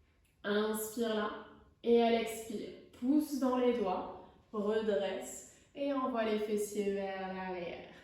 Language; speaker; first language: French; native; French